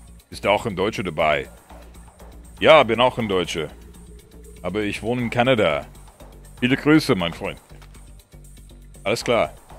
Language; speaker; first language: German; early bilingual, heritage; German